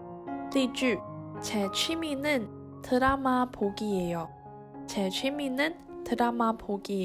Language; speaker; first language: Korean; non-native, fluent; Chinese